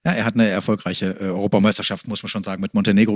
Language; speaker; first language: German; native; German